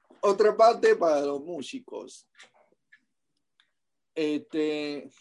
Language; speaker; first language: Spanish; non-native, fluent; Chinese